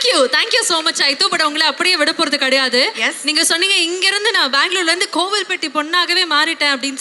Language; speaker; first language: Tamil; native; Tamil